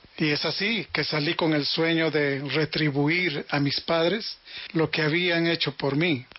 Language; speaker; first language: Spanish; native; Spanish